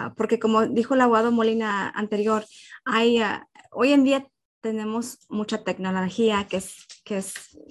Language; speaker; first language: Spanish; early bilingual, heritage; Spanish